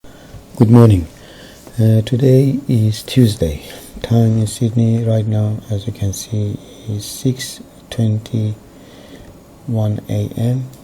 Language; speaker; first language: English; non-native, fluent; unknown